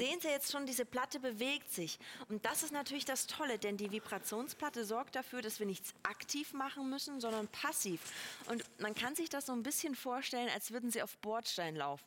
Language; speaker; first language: German; native; German